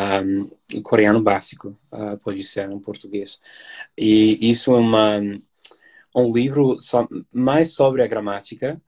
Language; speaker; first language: Portuguese; non-native, fluent; English